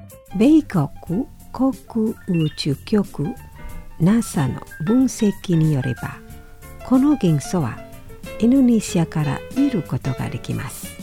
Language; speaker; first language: Japanese; non-native, fluent; Indonesian